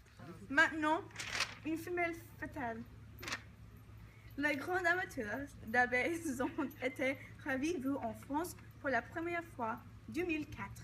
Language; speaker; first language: French; non-native, learner; English